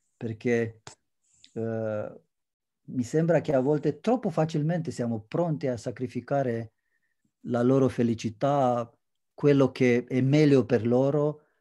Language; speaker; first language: Italian; non-native, fluent; Romanian